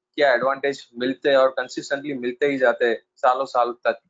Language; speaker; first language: Hindi; non-native, local second language; Gujarati